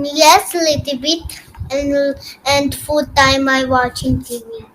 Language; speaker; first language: English; non-native, learner; Hindi